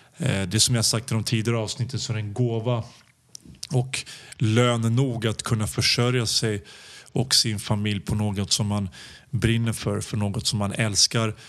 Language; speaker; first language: Swedish; early bilingual, other home language; Serbian